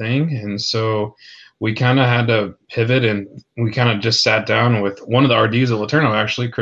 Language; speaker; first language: English; native; English